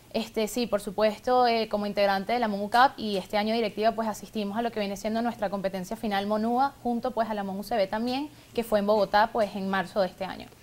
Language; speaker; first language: Spanish; native; Spanish